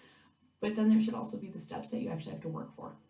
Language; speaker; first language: English; native; English